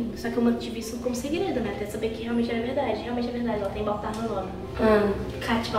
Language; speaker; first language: Portuguese; native; Portuguese